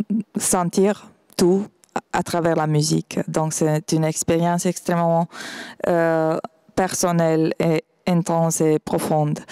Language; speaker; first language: French; non-native, fluent; Romanian